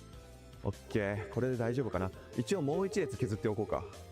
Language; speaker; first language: Japanese; native; Japanese